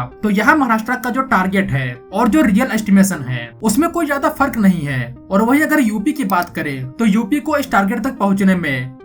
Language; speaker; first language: Hindi; native; Hindi